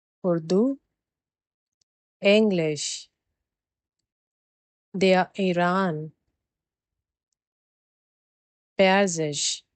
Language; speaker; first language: German; non-native, fluent; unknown